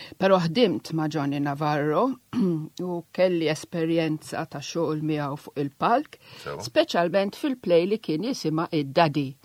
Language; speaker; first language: Maltese; non-native, local second language; Italian